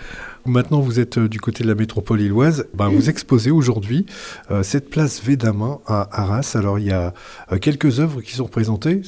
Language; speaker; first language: French; native; French